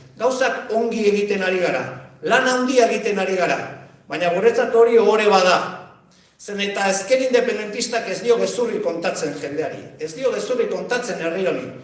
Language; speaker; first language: Basque; native; Basque